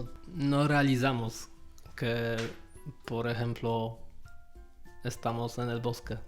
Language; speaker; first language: Spanish; non-native, learner; Polish